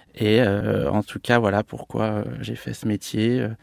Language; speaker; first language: French; native; French